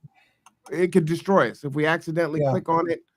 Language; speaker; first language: English; native; English